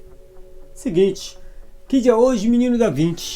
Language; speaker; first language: Portuguese; native; Portuguese